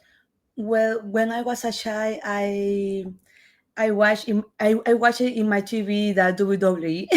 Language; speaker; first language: English; non-native, learner; Spanish